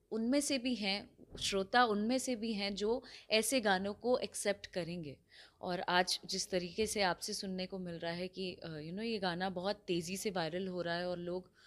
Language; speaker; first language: Hindi; native; Hindi